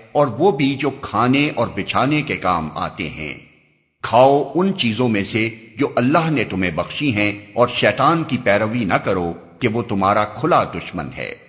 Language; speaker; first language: Urdu; native; Urdu